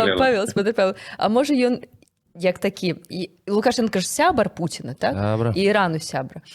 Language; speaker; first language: Belarusian; native; Belarusian